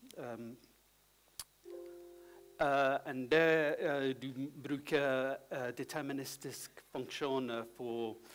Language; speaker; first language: Swedish; non-native, learner; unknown